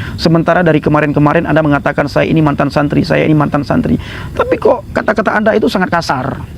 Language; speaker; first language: Indonesian; non-native, local second language; Achinese